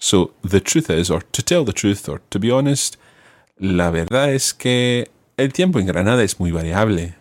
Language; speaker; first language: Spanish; non-native, fluent; English